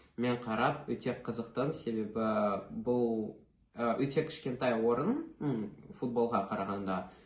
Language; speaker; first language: Kazakh; non-native, local second language; Russian